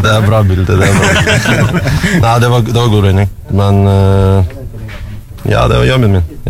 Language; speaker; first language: Norwegian; non-native, learner; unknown